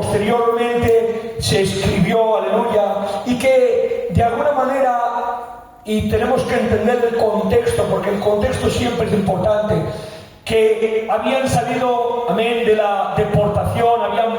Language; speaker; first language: Spanish; native; Spanish